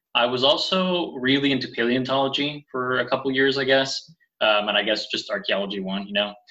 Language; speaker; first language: English; early bilingual, other home language; Spanish